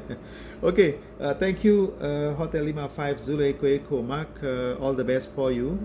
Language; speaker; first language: English; non-native, learner; Indonesian